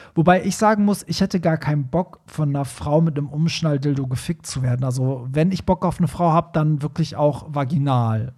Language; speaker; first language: German; early bilingual, other home language; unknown